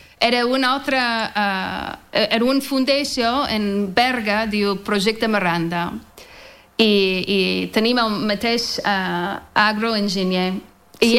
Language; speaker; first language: Catalan; non-native, learner; English